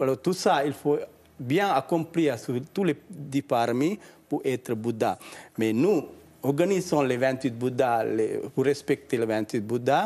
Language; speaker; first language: French; non-native, learner; Sinhala